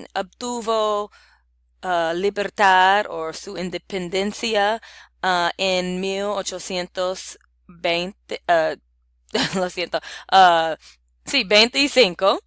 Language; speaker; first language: Spanish; non-native, learner; English